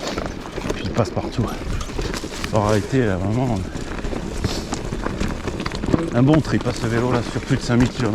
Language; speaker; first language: French; native; French